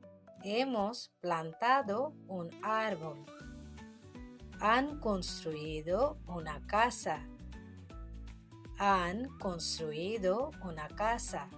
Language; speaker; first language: Spanish; non-native, fluent; Bangla